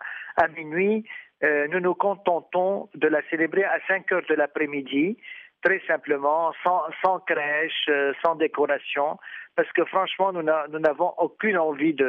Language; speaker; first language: French; non-native, fluent; Arabic